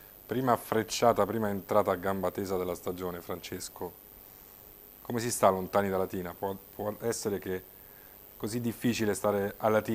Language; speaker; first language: Italian; native; Italian